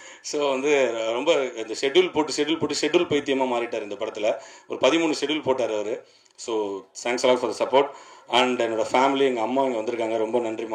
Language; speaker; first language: Tamil; native; Tamil